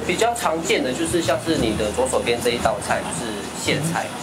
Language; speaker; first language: Chinese; native; Chinese